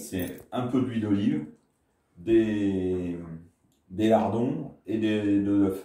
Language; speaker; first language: French; native; French